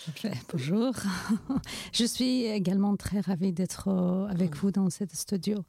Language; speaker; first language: French; non-native, fluent; Kurdish